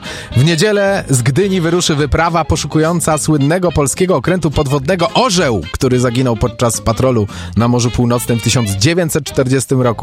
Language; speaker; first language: Polish; native; Polish